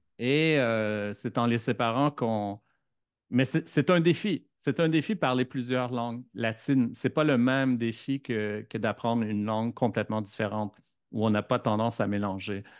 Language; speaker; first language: French; native; French